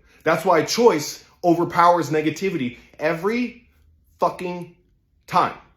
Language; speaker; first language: English; native; English